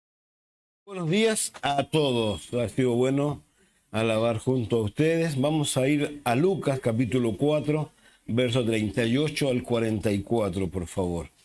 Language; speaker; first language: Spanish; native; Spanish